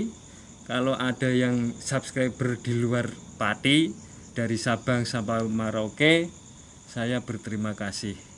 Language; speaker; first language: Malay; non-native, local second language; Javanese